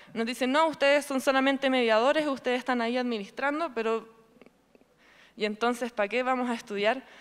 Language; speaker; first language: Spanish; native; Spanish